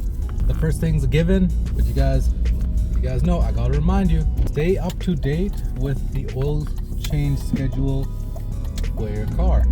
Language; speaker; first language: English; native; English